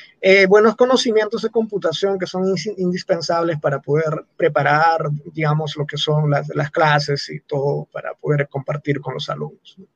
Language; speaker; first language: Spanish; non-native, local second language; Quechua